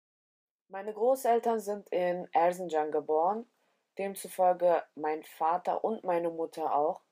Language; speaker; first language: German; early bilingual, other home language; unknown